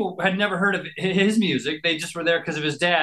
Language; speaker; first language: English; native; English